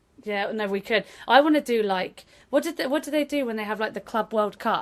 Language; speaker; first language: English; native; English